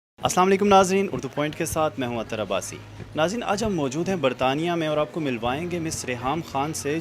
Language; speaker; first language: Urdu; native; Urdu